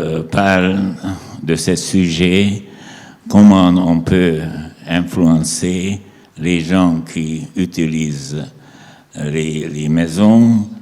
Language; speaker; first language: French; non-native, learner; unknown